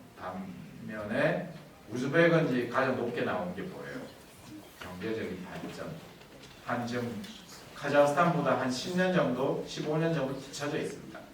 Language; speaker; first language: Korean; native; Korean